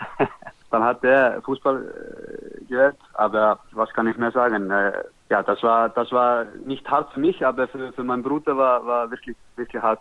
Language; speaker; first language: German; non-native, learner; Icelandic